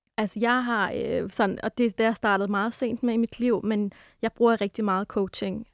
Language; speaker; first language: Danish; early bilingual, other home language; Arabic